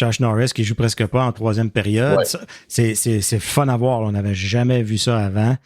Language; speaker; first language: French; native; French